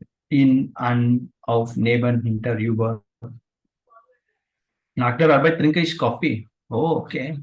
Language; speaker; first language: German; non-native, fluent; Tamil